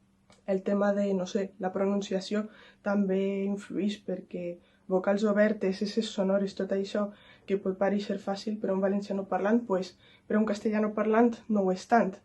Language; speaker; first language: Catalan; non-native, local second language; Spanish